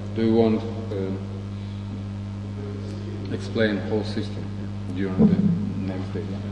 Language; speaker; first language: English; non-native, learner; Russian